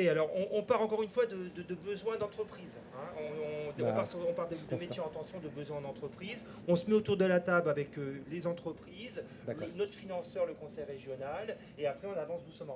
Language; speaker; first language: French; native; French